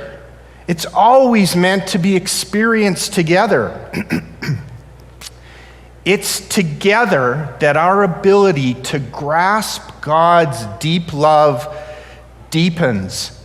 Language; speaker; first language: English; native; English